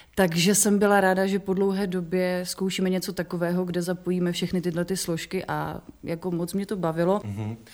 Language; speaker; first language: Czech; native; Czech